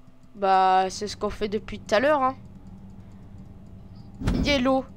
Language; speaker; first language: French; native; French